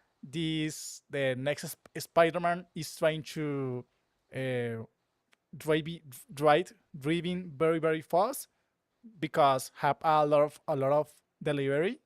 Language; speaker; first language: English; non-native, learner; Spanish